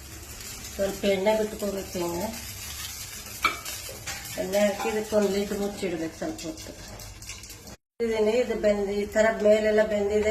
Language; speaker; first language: Kannada; native; Kannada